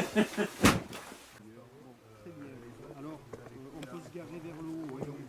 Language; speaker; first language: French; native; French